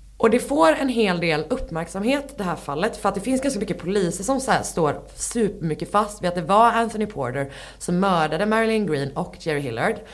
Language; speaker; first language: Swedish; native; Swedish